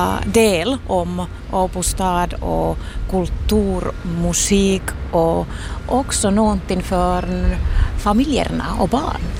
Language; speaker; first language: Swedish; non-native, local second language; Finnish